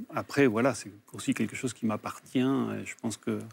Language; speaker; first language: French; early bilingual, other home language; Spanish